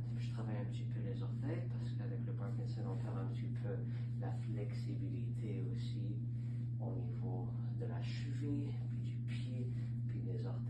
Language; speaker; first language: French; native; French